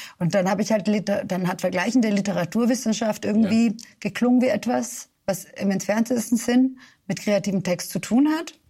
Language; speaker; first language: German; early bilingual, other home language; Serbian